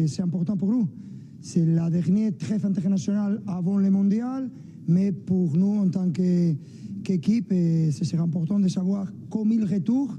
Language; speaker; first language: French; non-native, fluent; Spanish